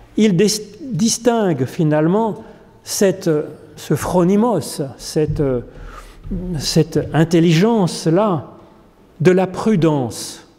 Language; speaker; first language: French; native; French